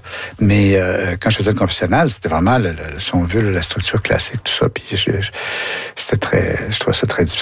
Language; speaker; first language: French; native; French